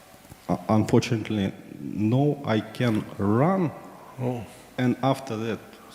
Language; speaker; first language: English; non-native, learner; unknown